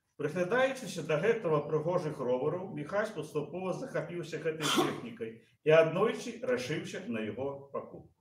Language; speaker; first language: Belarusian; native; Belarusian